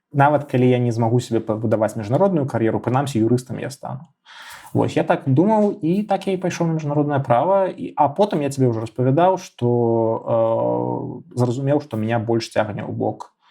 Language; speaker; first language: Belarusian; non-native, local second language; Russian